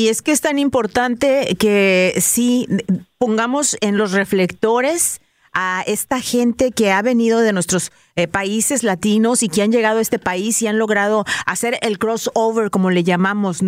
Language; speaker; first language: Spanish; native; Spanish